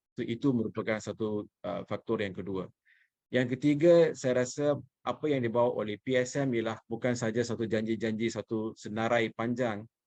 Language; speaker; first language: Malay; non-native, local second language; Tamil